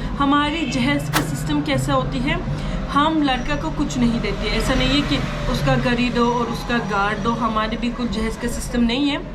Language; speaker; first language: Urdu; non-native, fluent; Turkish